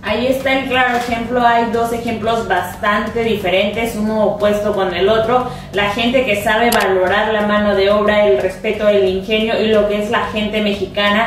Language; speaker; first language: Spanish; native; Spanish